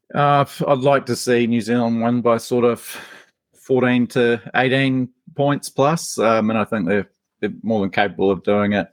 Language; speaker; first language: English; native; English